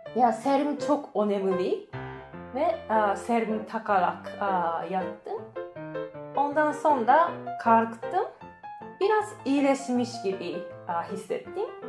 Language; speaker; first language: Turkish; non-native, learner; Japanese